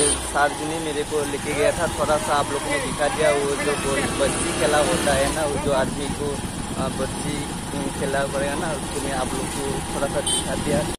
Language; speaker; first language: Hindi; non-native, local second language; Assamese